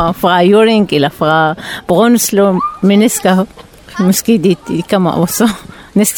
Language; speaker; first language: Danish; non-native, learner; Arabic